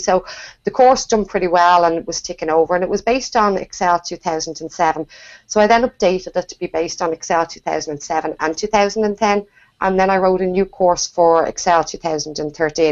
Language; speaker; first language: English; native; English